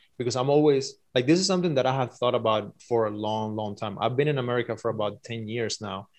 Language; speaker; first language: English; non-native, fluent; Spanish